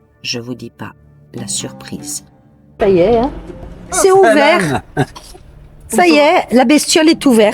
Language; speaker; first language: French; native; French